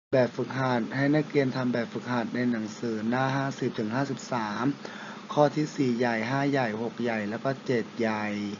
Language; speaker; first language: Thai; non-native, local second language; Pattani Malay